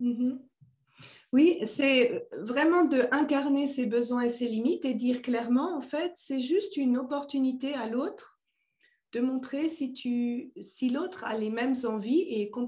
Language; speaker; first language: French; native; French